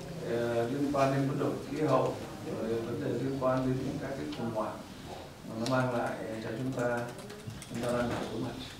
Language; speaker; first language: Vietnamese; native; Vietnamese